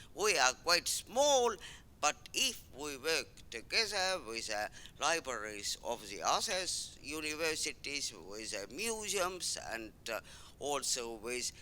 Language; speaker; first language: English; non-native, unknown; Estonian